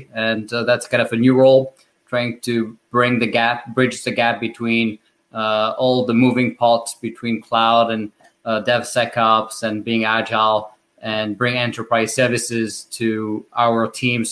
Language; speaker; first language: English; non-native, fluent; French